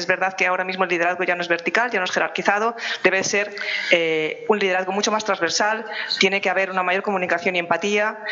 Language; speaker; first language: Spanish; native; Spanish